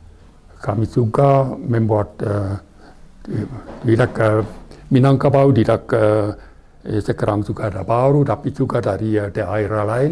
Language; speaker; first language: Indonesian; non-native, fluent; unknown